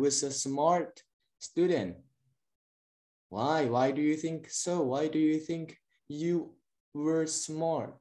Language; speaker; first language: English; non-native, fluent; Indonesian